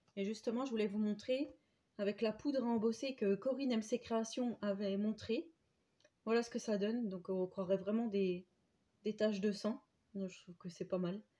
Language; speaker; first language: French; native; French